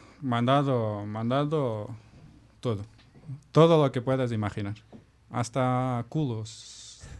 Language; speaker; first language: Spanish; non-native, fluent; Portuguese